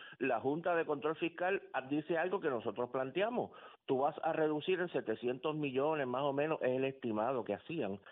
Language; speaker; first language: Spanish; native; Spanish